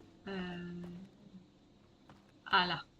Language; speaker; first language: French; native; French